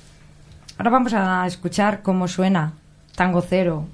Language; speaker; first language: Spanish; native; Spanish